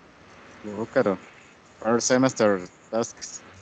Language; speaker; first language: English; non-native, learner; Spanish